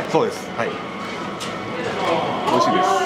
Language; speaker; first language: Japanese; native; Japanese